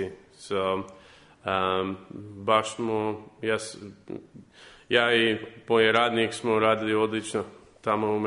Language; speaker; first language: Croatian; early bilingual, heritage; Serbian